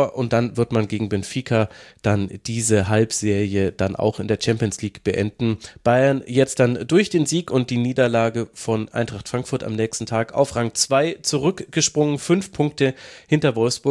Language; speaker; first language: German; native; German